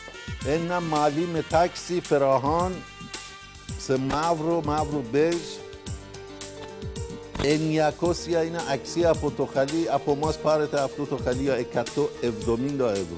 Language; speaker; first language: Greek; non-native, learner; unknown